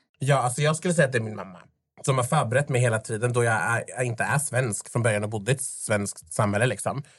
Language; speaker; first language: Swedish; early bilingual, other home language; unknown